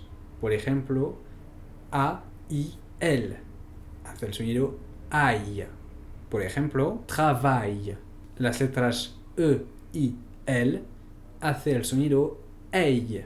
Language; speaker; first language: Spanish; non-native, fluent; French